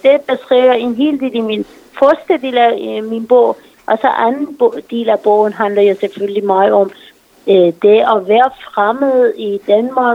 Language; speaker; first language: Danish; non-native, fluent; Persian